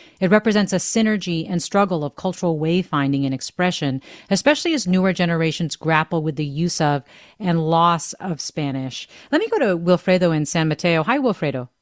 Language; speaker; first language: English; native; English